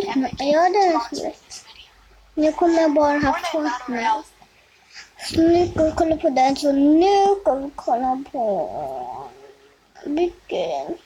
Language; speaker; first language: Swedish; early bilingual, other home language; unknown